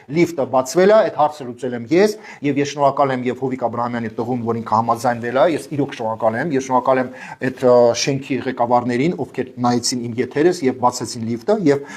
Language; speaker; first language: Armenian; native; Armenian